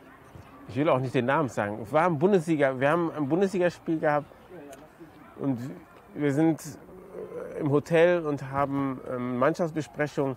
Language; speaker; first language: German; native; German